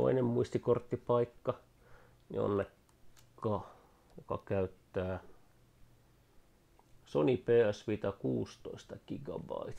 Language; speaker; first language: Finnish; native; Finnish